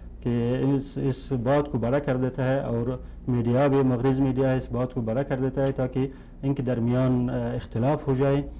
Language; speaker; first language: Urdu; non-native, fluent; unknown